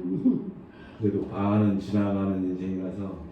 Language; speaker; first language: Korean; native; Korean